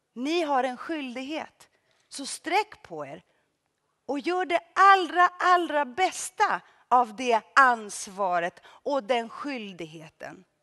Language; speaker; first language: Swedish; early bilingual, other home language; Greek